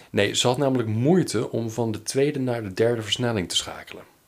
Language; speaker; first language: Dutch; native; Dutch